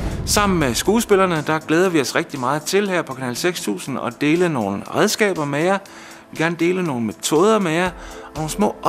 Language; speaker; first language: Danish; native; Danish